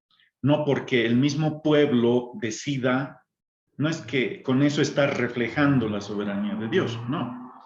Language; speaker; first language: Spanish; native; Spanish